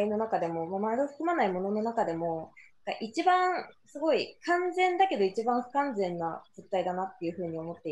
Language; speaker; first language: Japanese; native; Japanese